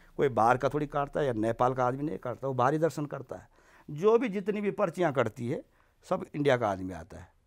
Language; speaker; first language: Hindi; native; Hindi